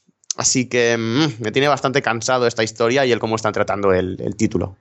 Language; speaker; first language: Spanish; native; Spanish